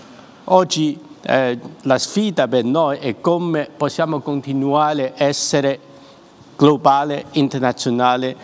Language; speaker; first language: Italian; non-native, fluent; Chinese